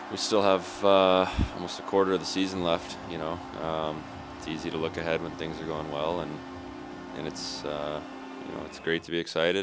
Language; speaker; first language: English; native; English